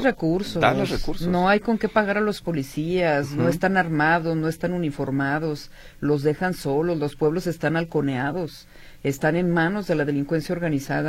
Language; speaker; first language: Spanish; native; Spanish